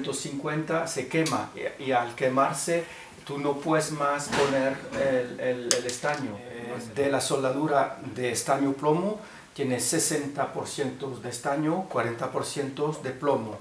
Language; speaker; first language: Spanish; non-native, fluent; French